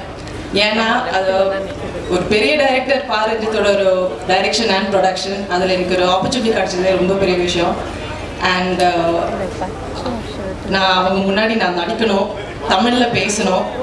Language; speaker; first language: Tamil; non-native, local second language; Malayalam